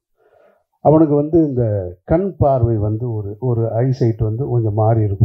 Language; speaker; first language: Tamil; native; Tamil